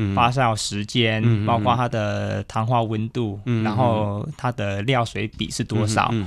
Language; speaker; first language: Chinese; native; Chinese